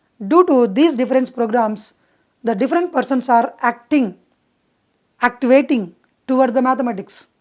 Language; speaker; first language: English; non-native, local second language; Telugu